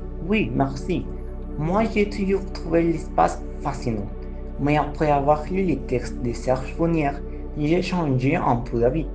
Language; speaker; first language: French; non-native, fluent; Spanish